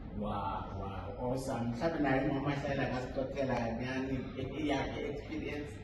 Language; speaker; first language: Zulu; non-native, local second language; Northern Sotho